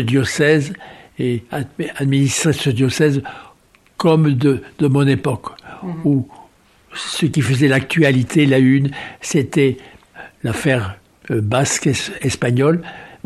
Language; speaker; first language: French; native; French